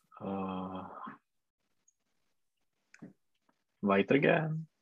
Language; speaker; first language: German; non-native, learner; Czech